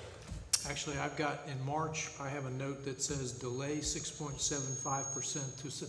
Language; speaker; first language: English; native; English